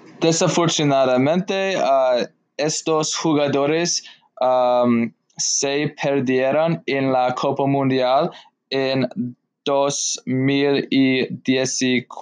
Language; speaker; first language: Spanish; non-native, learner; English